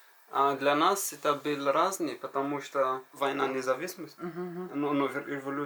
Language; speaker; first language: Russian; non-native, learner; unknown